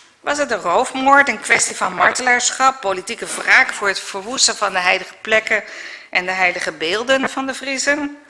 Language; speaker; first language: Dutch; native; Dutch